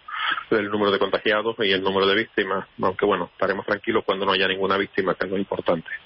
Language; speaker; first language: Spanish; native; Spanish